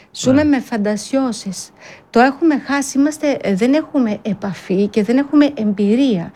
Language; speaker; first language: Greek; early bilingual, heritage; Greek